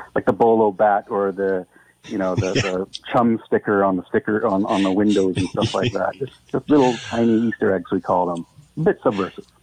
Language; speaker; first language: English; native; English